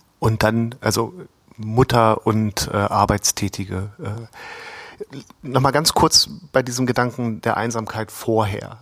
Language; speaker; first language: German; native; German